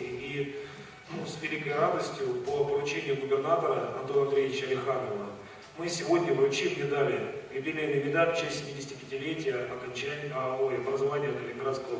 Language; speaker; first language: Russian; native; Russian